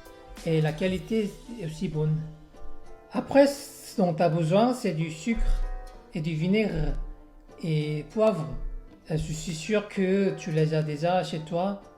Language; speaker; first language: French; non-native, learner; Korean